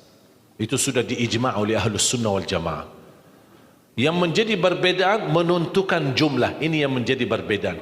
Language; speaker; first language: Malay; non-native, fluent; Arabic